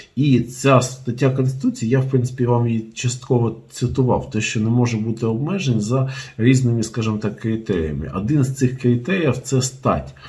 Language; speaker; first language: Ukrainian; non-native, local second language; Russian